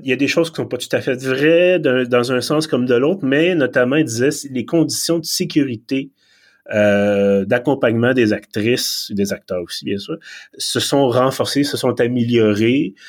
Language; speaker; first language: French; native; French